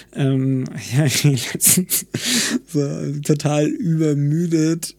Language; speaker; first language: German; native; German